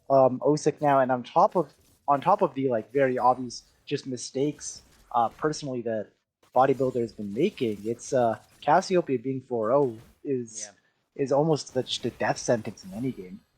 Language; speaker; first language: English; native; English